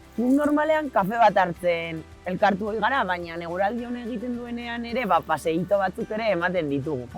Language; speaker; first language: Basque; native; Basque